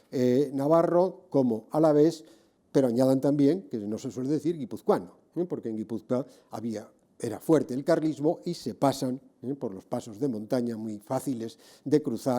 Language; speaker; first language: Spanish; native; Spanish